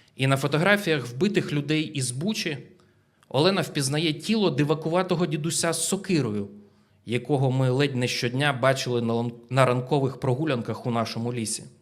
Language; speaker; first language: Ukrainian; native; Ukrainian